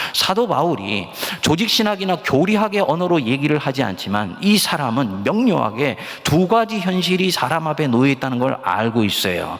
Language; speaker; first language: Korean; native; Korean